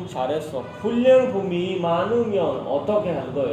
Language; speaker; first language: Korean; non-native, learner; Urdu